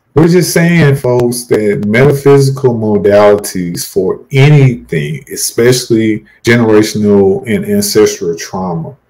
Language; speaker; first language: English; native; English